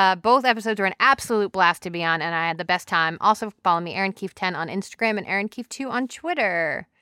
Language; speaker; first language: English; native; English